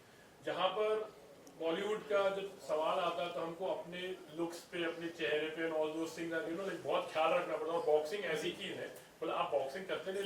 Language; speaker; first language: Hindi; native; Hindi